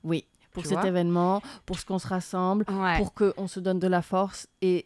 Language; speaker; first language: French; native; French